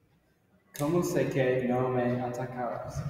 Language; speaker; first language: Spanish; non-native, learner; English